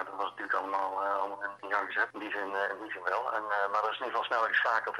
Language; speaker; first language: Dutch; native; Dutch